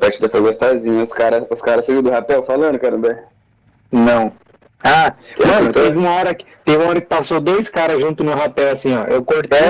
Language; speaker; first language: Portuguese; native; Portuguese